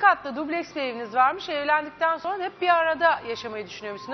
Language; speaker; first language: Turkish; native; Turkish